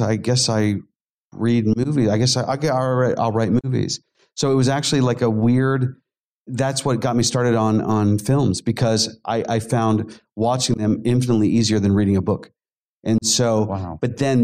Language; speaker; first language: English; native; English